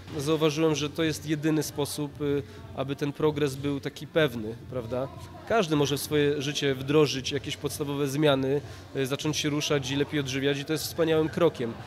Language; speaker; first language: Polish; early bilingual, heritage; Polish